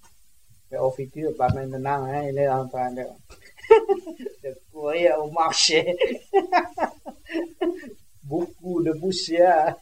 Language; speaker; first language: French; non-native, learner; Vietnamese